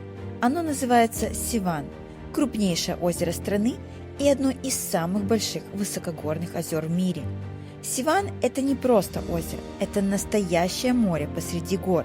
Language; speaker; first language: Russian; native; Russian